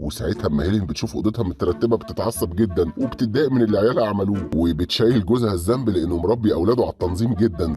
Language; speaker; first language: Arabic; native; Arabic